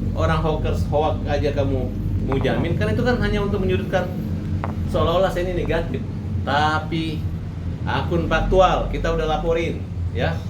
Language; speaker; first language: Indonesian; native; Indonesian